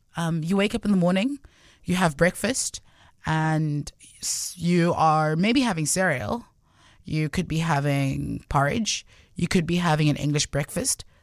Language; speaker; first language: English; non-native, local second language; Southern Sotho